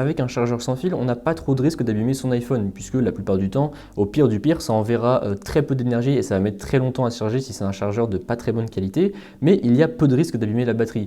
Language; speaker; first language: French; native; French